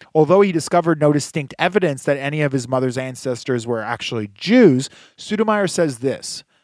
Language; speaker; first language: English; early bilingual, other home language; Hebrew